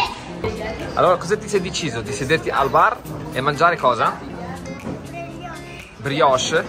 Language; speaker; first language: Italian; native; Italian